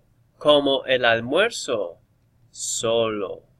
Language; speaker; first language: Spanish; non-native, fluent; English